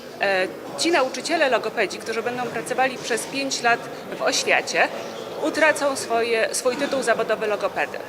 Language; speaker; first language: Polish; native; Polish